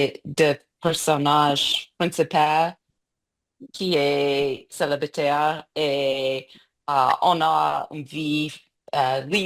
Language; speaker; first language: French; non-native, learner; English